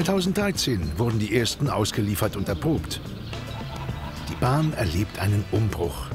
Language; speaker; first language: German; native; German